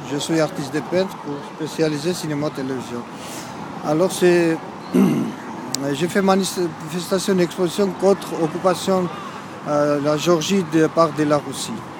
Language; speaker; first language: French; non-native, learner; Georgian